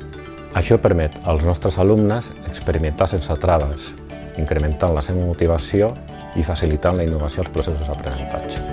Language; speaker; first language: Catalan; native; Catalan